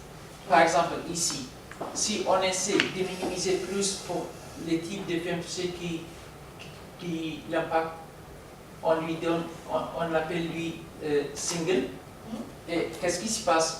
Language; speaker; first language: French; non-native, learner; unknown